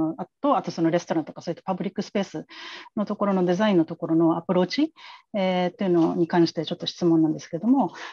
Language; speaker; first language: Japanese; native; Japanese